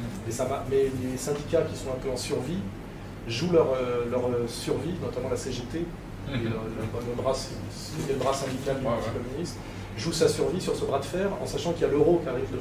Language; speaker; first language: French; native; French